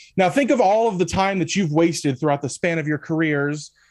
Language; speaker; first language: English; native; English